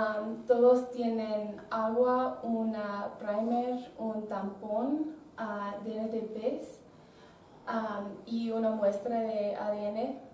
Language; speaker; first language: Spanish; non-native, learner; English